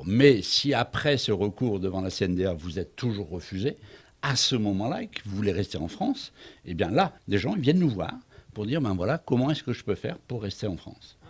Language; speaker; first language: French; native; French